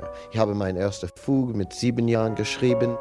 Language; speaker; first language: German; non-native, learner; English